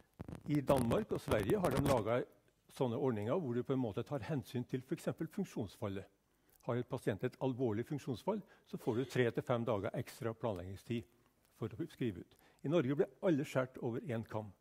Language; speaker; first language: Norwegian; native; Norwegian